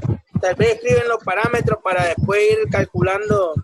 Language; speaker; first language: Spanish; native; Spanish